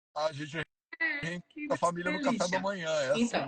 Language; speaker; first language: Portuguese; native; Portuguese